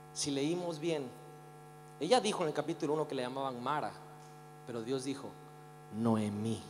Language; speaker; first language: Spanish; native; Spanish